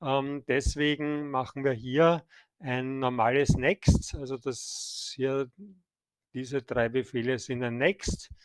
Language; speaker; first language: German; native; German